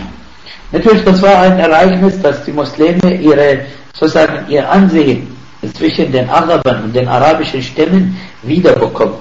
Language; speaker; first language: German; non-native, fluent; Arabic